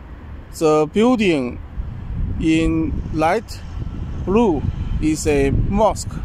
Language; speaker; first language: English; non-native, learner; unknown